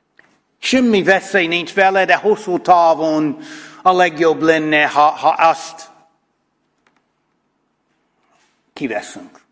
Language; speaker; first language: Hungarian; non-native, fluent; English